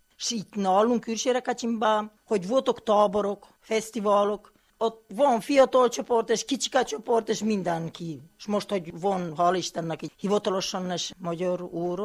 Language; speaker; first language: Hungarian; native; Hungarian